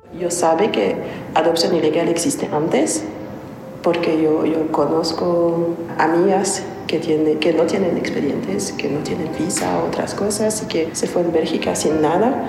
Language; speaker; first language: Spanish; non-native, learner; French